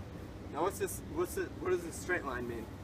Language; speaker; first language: English; native; English